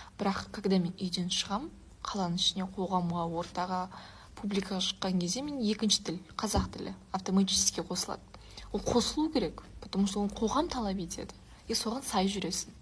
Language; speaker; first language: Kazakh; non-native, local second language; Uyghur